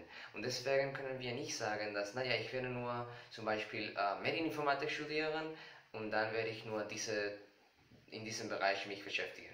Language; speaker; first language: German; non-native, learner; Spanish